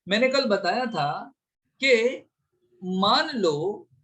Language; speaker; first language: Hindi; non-native, local second language; Gujarati